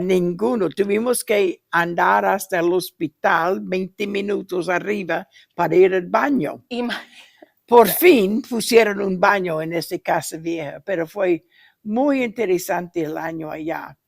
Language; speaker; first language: Spanish; non-native, fluent; English